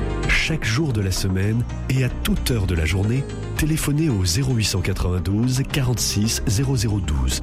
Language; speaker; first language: French; native; French